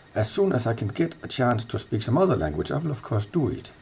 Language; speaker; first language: English; non-native, fluent; Danish